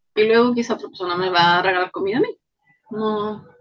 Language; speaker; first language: Spanish; native; Spanish